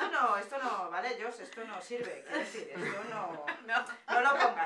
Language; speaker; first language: Spanish; native; Spanish